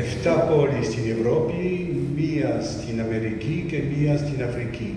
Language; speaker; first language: Greek; early bilingual, heritage; French